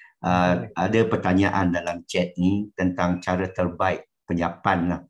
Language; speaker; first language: Malay; non-native, local second language; Chinese